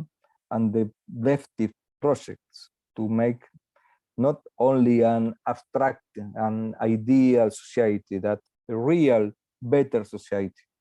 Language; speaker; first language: English; non-native, learner; Spanish